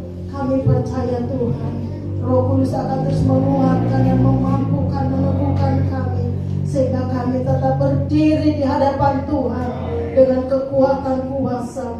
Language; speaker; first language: Indonesian; native; Indonesian